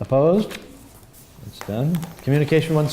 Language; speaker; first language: English; native; English